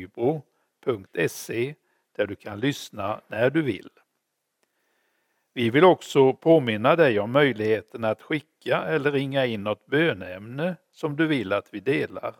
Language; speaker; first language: Swedish; native; Swedish